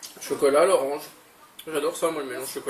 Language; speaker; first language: French; native; French